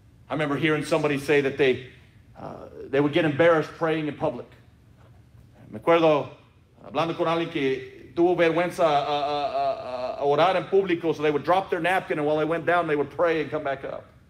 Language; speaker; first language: English; native; English